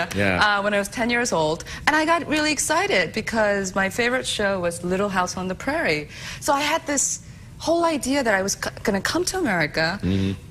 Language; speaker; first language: English; early bilingual, other home language; Korean